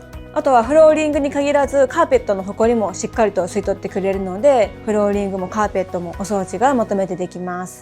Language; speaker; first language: Japanese; native; Japanese